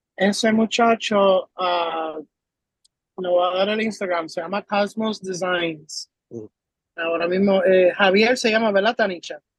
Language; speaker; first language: Spanish; early bilingual, heritage; Spanish